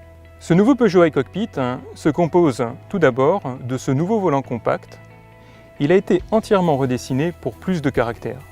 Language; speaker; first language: French; native; French